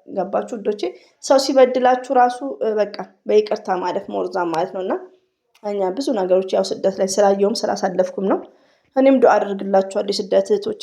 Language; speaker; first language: Amharic; native; Amharic